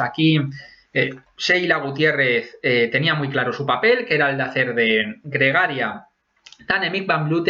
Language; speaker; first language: Spanish; native; Spanish